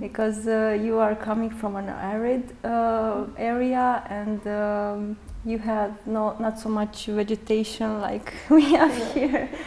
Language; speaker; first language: English; non-native, fluent; Romanian